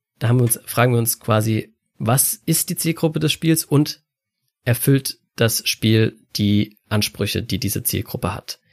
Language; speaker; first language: German; native; German